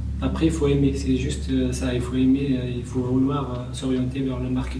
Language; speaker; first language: French; non-native, local second language; Kabyle